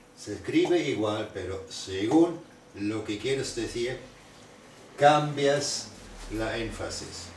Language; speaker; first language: Spanish; non-native, fluent; German